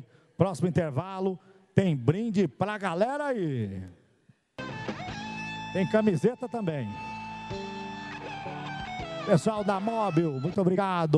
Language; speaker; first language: Portuguese; native; Portuguese